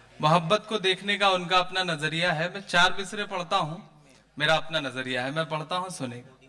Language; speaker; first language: Hindi; native; Hindi